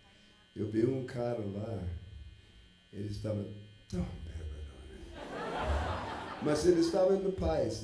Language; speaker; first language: Portuguese; non-native, fluent; English